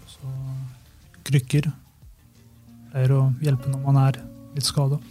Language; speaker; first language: Norwegian; early bilingual, other home language; Albanian